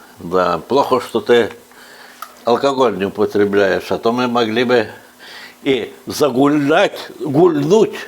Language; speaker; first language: Russian; native; Russian